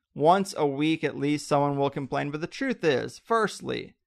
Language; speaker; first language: English; native; English